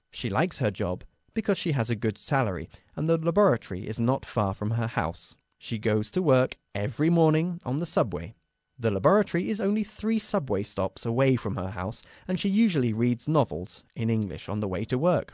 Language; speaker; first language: English; native; English